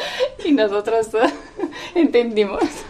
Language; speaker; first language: Spanish; non-native, learner; Romanian